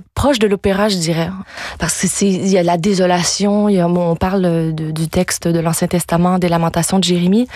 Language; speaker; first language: French; native; French